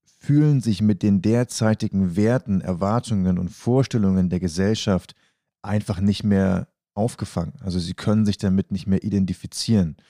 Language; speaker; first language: German; native; German